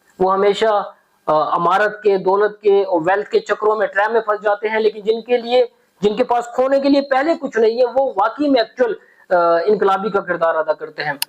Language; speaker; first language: Urdu; native; Urdu